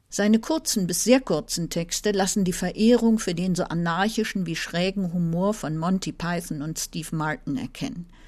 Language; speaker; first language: German; native; German